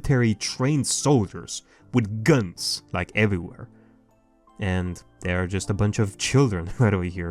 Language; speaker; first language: English; native; English